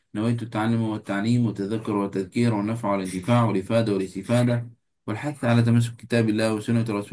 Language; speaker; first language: Arabic; non-native, fluent; Malay